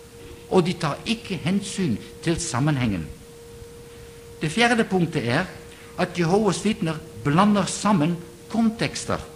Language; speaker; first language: Norwegian; non-native, fluent; Dutch